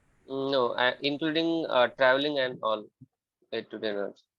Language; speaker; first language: English; non-native, local second language; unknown